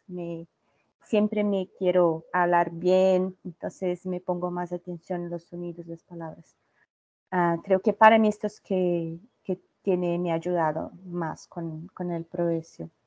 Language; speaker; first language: Spanish; non-native, learner; Portuguese